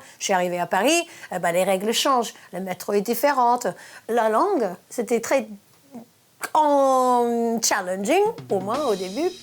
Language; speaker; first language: French; non-native, fluent; English